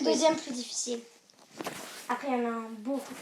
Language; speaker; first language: French; native; French